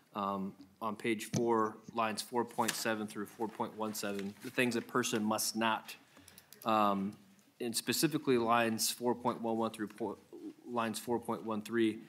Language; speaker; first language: English; native; English